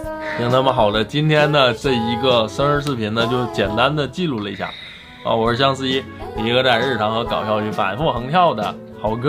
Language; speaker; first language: Chinese; native; Chinese